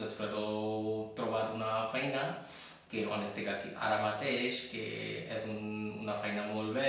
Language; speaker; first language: Catalan; non-native, fluent; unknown